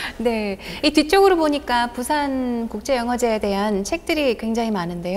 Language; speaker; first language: Korean; native; Korean